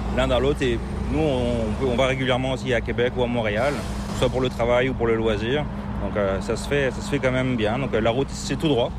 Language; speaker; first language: French; native; French